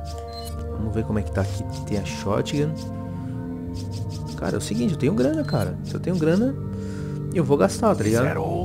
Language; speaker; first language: Portuguese; native; Portuguese